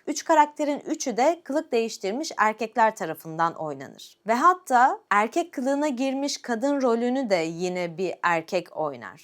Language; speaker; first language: Turkish; native; Turkish